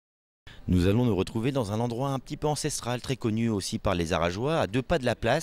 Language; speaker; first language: French; native; French